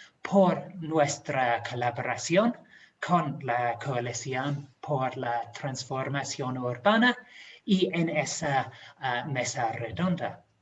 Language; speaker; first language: Spanish; non-native, fluent; English